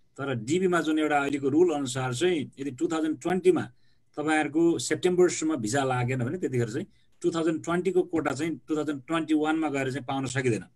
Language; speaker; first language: Nepali; native; Nepali